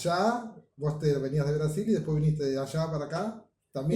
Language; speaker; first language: Spanish; native; Spanish